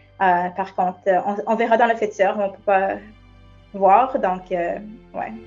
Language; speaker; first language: French; non-native, local second language; English